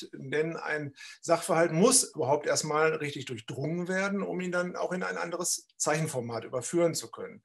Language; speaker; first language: German; native; German